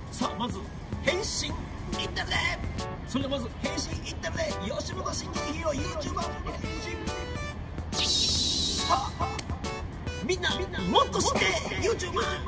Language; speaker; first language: Japanese; native; Japanese